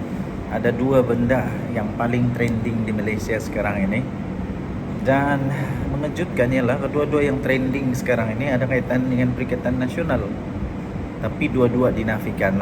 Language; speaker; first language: Malay; native; Malay